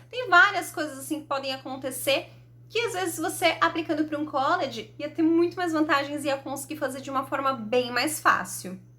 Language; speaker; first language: Portuguese; native; Portuguese